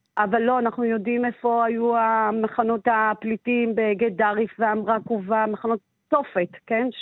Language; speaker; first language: Hebrew; early bilingual, other home language; Amharic